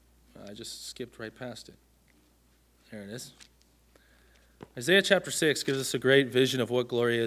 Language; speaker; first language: English; native; English